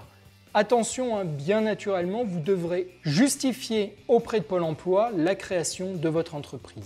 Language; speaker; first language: French; native; French